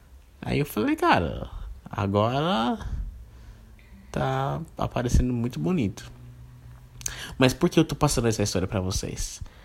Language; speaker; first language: Portuguese; non-native, fluent; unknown